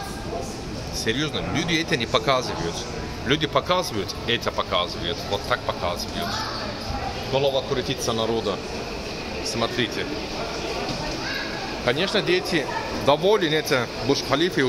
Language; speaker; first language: Russian; non-native, learner; Turkish